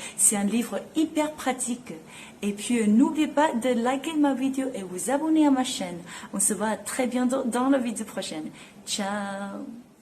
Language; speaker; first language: French; non-native, fluent; Chinese